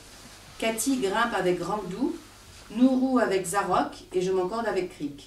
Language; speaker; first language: French; native; French